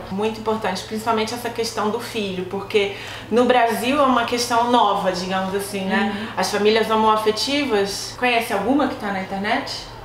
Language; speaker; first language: Portuguese; native; Portuguese